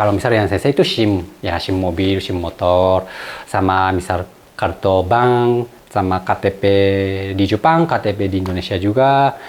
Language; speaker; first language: Indonesian; non-native, fluent; Japanese